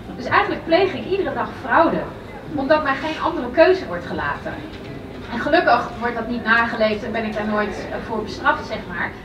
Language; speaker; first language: Dutch; native; Dutch